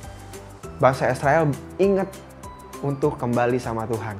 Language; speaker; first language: Indonesian; native; Indonesian